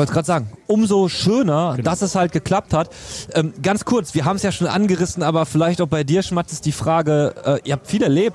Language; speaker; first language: German; native; German